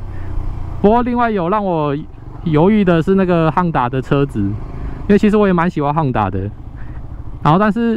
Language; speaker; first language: Chinese; native; Chinese